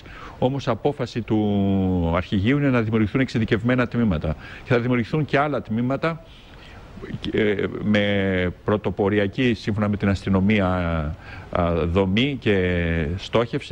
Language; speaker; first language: Greek; native; Greek